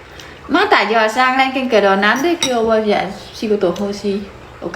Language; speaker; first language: Japanese; non-native, learner; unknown